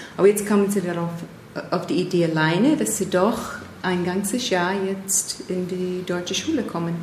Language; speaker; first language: German; non-native, fluent; English